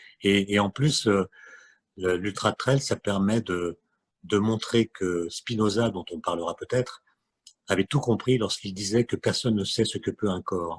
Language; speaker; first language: French; native; French